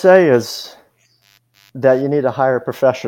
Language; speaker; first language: English; native; English